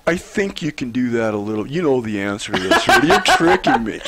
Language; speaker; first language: English; native; English